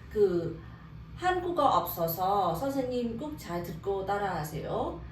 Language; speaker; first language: Korean; non-native, learner; Vietnamese